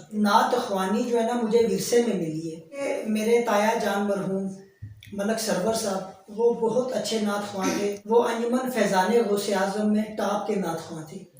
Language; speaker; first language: Urdu; native; Urdu